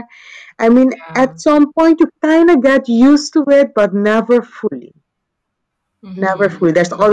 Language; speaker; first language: English; non-native, fluent; Papiamento